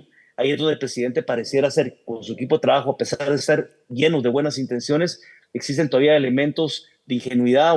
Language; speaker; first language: Spanish; native; Spanish